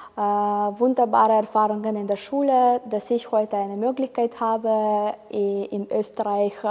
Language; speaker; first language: German; non-native, fluent; Ukrainian